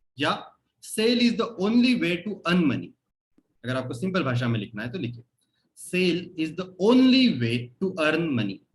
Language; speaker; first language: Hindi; non-native, local second language; Marathi